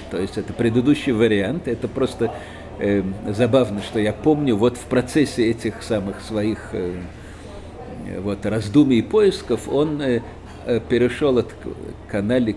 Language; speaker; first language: Russian; native; Russian